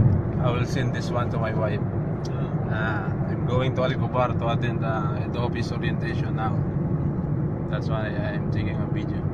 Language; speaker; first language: English; non-native, learner; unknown